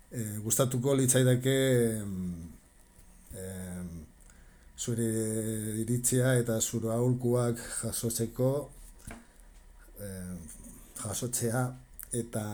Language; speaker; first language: Basque; non-native, learner; Spanish